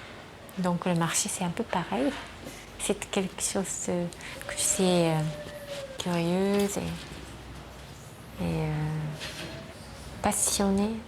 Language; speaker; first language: French; non-native, fluent; Japanese